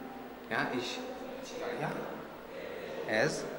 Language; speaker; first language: Hungarian; non-native, learner; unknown